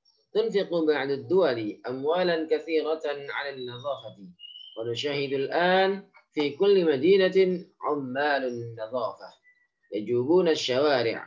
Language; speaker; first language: Arabic; non-native, fluent; Indonesian